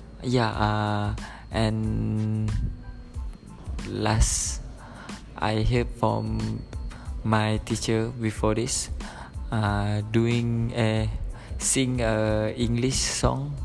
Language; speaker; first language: English; non-native, learner; Malay